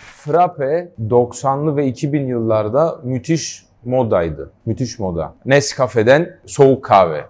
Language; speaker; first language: Turkish; early bilingual, heritage; Turkish